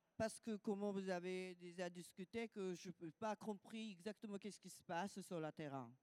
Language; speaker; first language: French; non-native, learner; Japanese